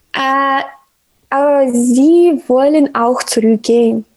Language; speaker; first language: German; non-native, fluent; Ukrainian